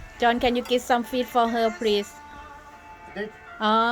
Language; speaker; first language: English; non-native, learner; Thai